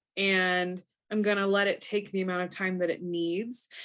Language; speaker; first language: English; native; English